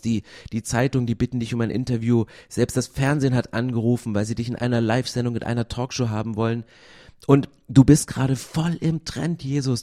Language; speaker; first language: German; native; German